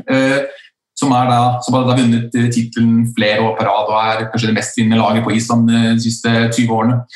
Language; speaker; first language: Norwegian; early bilingual, other home language; Icelandic